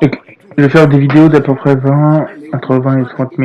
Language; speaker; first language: French; native; French